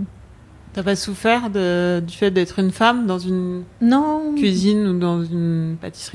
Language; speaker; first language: French; native; French